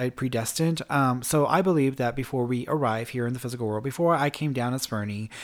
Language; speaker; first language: English; early bilingual, other home language; Spanish